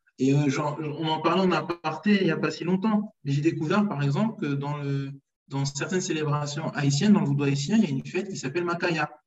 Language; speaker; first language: French; early bilingual, other home language; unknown